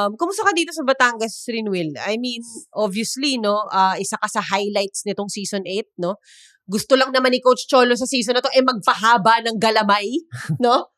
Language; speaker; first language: Filipino; native; Filipino